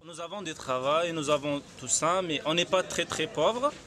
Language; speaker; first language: French; non-native, learner; Arabic